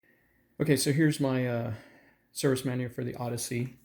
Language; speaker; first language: English; native; English